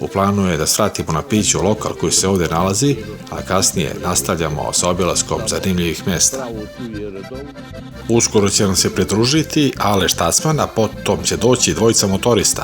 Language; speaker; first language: Serbian; native; Serbian